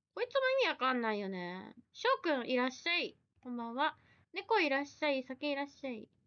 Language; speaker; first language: Japanese; native; Japanese